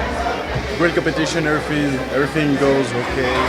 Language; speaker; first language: English; non-native, learner; French